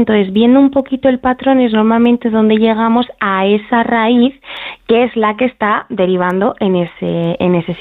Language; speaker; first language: Spanish; native; Spanish